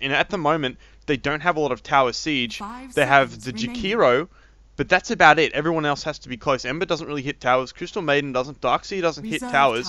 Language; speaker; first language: English; native; English